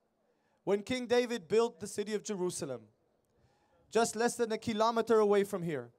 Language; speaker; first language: English; non-native, fluent; Hebrew